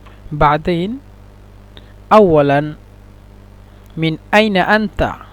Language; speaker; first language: Arabic; non-native, fluent; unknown